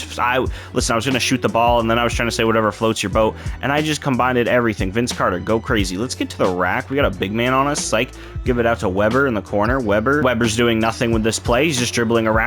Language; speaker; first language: English; native; English